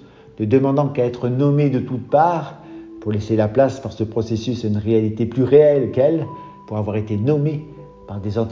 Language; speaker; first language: French; native; French